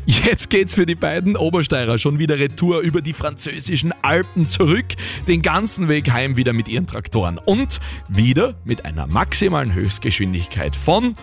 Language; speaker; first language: German; native; German